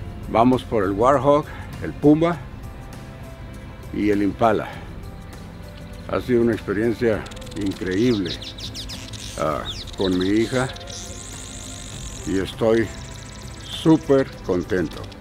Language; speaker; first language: Spanish; native; Spanish